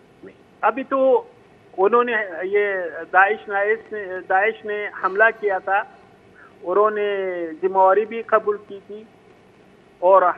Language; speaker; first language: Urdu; non-native, fluent; Pashto